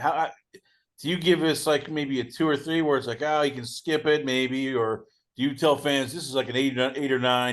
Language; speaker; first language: English; native; English